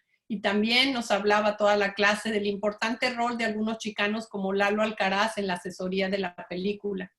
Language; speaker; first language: Spanish; native; Spanish